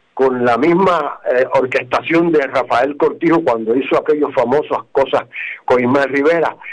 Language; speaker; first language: Spanish; native; Spanish